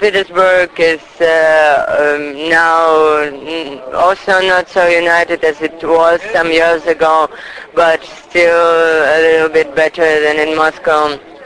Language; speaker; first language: English; non-native, fluent; Russian